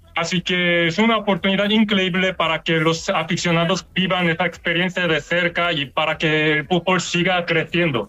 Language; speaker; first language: Spanish; non-native, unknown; Korean